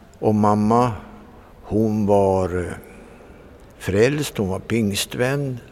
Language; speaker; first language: Swedish; native; Swedish